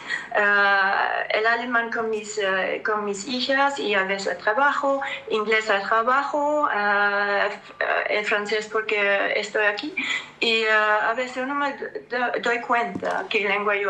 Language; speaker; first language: Spanish; non-native, learner; German